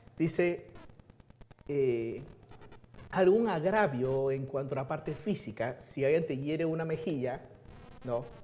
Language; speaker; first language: Spanish; early bilingual, other home language; Chinese